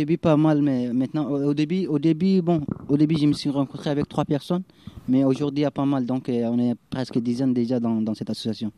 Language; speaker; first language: French; non-native, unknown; Arabic